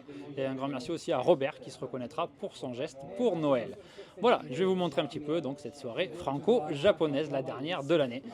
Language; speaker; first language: French; native; French